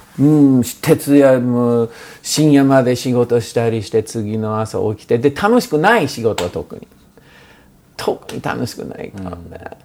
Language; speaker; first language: Japanese; non-native, fluent; English